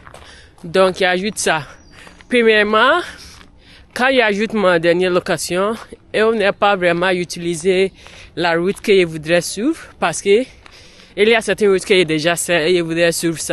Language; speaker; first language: French; non-native, learner; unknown